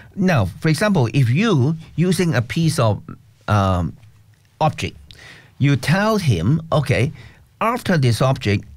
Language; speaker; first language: English; non-native, local second language; Cantonese